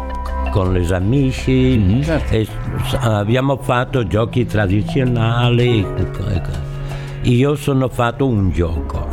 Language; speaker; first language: Italian; non-native, learner; Catalan